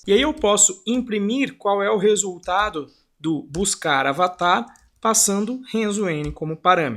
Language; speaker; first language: Portuguese; native; Portuguese